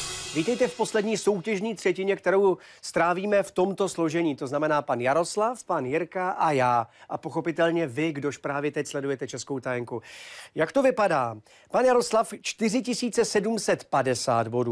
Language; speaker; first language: Czech; native; Czech